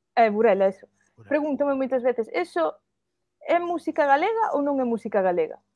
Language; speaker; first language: Galician; early bilingual, heritage; Galician